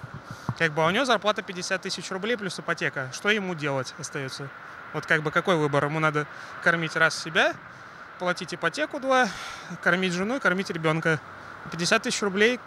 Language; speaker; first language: Russian; native; Russian